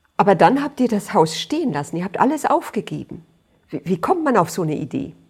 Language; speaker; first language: German; native; German